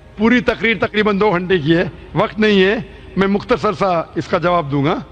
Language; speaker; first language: Urdu; non-native, local second language; Konkani